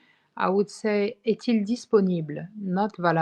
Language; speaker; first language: French; non-native, fluent; English